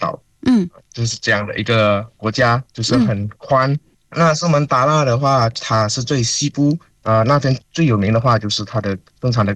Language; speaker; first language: Chinese; non-native, fluent; Indonesian